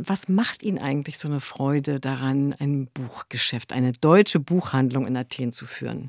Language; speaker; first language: German; native; German